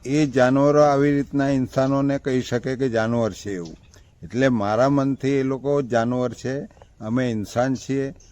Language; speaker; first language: Gujarati; non-native, local second language; Vasavi